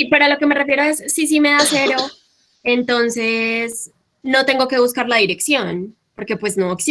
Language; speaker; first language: Spanish; native; Spanish